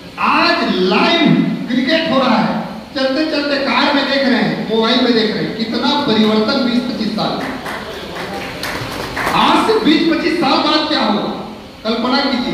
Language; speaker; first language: Hindi; native; Hindi